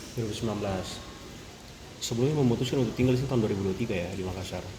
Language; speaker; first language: Indonesian; native; Indonesian